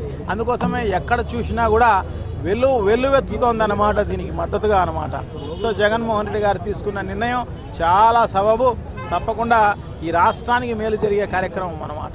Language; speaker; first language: Telugu; native; Telugu